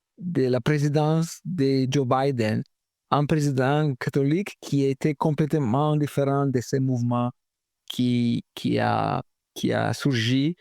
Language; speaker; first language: French; non-native, fluent; Italian